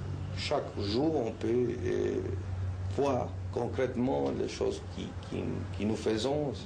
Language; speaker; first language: French; non-native, learner; Spanish